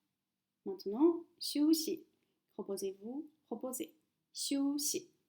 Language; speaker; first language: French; non-native, fluent; Chinese